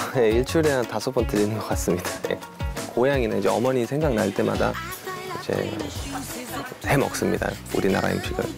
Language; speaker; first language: Korean; non-native, fluent; Uzbek